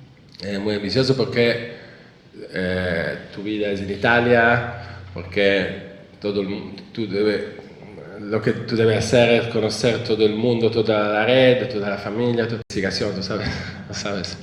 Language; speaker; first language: Spanish; non-native, fluent; Italian